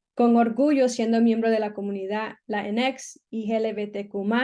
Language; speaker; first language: Spanish; early bilingual, other home language; English